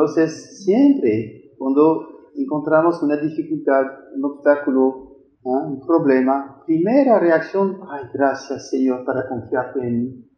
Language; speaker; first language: Spanish; non-native, fluent; French